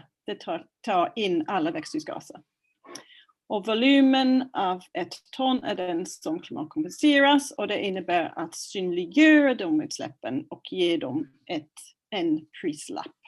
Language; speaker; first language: Swedish; non-native, fluent; English